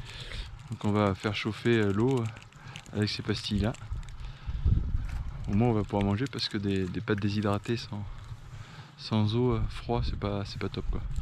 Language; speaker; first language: French; native; French